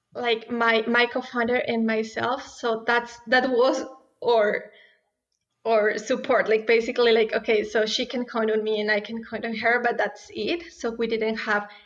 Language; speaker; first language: English; non-native, fluent; Spanish